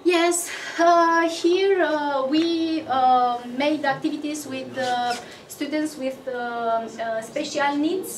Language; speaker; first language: English; non-native, fluent; Romanian